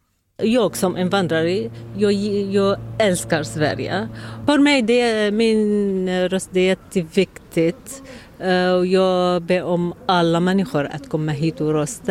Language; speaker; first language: Swedish; non-native, learner; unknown